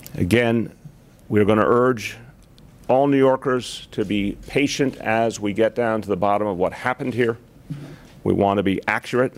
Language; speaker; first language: English; native; English